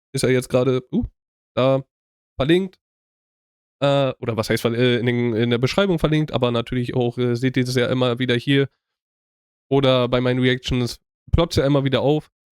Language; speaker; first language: German; native; German